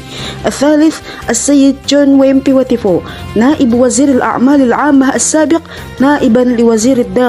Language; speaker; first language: Arabic; non-native, learner; Indonesian